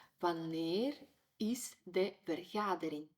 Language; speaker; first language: Dutch; non-native, fluent; Ukrainian